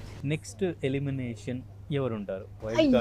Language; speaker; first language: Telugu; native; Telugu